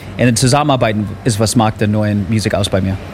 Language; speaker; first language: German; non-native, learner; English